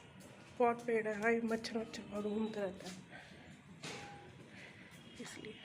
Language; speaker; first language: Hindi; native; Hindi